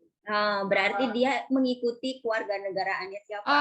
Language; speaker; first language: Indonesian; native; Indonesian